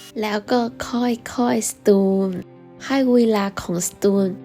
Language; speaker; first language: Thai; non-native, fluent; Chinese